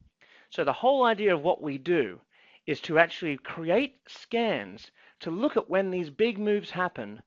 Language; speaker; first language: English; native; English